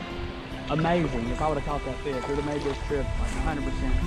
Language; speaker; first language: English; native; English